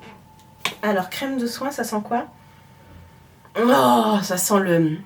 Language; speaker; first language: French; native; French